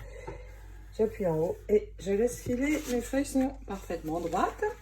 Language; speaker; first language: French; native; French